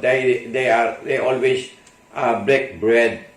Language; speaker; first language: English; non-native, local second language; Filipino